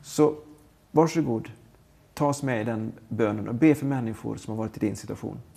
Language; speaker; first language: Swedish; native; Swedish